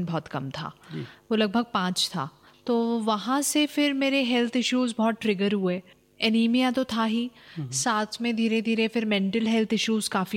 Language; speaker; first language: Hindi; native; Hindi